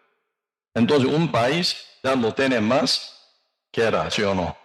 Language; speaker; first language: Spanish; non-native, learner; Korean